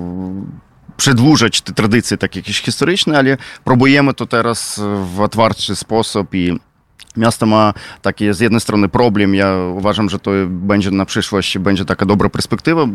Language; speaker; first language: Polish; non-native, fluent; Ukrainian